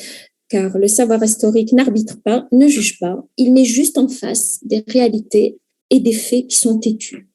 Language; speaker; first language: French; native; French